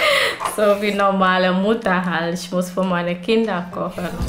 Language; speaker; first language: German; non-native, learner; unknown